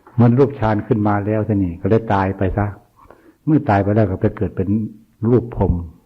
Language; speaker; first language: Thai; non-native, local second language; Northeastern Thai